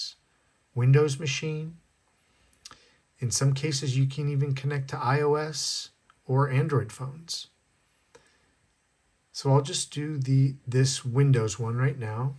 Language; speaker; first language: English; native; English